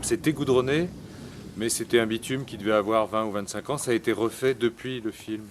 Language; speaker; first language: French; native; French